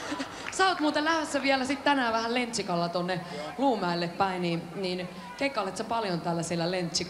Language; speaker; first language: Finnish; native; Finnish